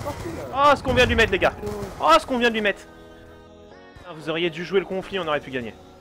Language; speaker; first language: French; native; French